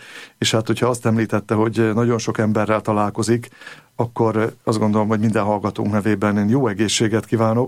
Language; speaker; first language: Hungarian; native; Hungarian